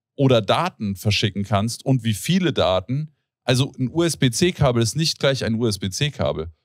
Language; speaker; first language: German; native; German